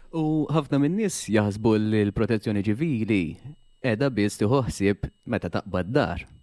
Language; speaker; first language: Maltese; native; Maltese